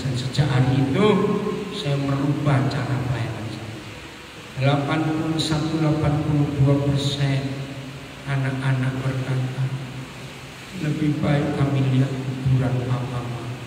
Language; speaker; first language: Indonesian; native; Indonesian